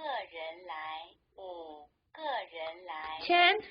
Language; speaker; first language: Chinese; non-native, learner; Korean